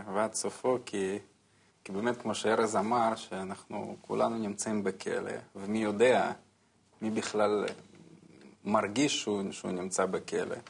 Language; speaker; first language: Hebrew; non-native, fluent; Russian